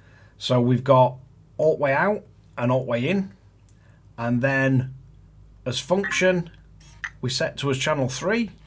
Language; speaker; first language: English; native; English